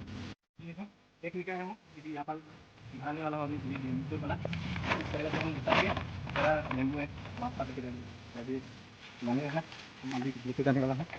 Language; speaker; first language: Hindi; non-native, local second language; Karbi